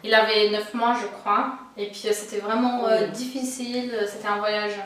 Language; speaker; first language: French; non-native, fluent; Portuguese